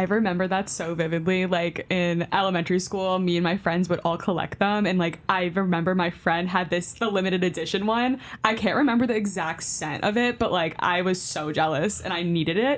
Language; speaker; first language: English; native; English